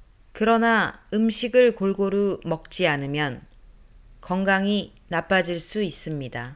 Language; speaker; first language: Korean; early bilingual, heritage; Korean